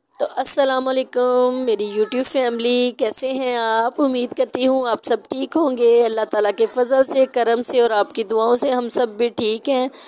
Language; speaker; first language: Urdu; non-native, local second language; Punjabi